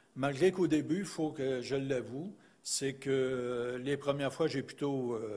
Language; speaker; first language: French; native; French